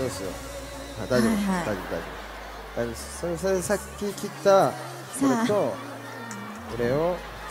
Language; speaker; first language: Japanese; non-native, fluent; Korean